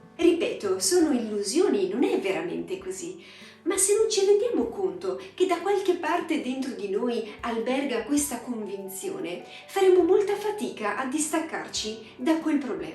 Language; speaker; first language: Italian; native; Italian